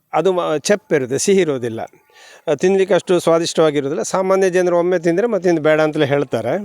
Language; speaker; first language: Kannada; native; Kannada